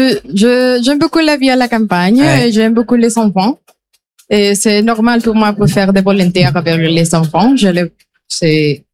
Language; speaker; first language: French; non-native, learner; Spanish